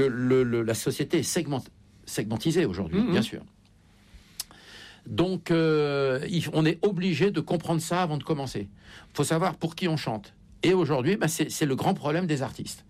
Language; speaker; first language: French; native; French